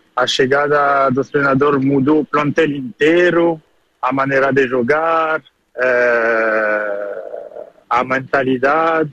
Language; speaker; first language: Portuguese; early bilingual, heritage; French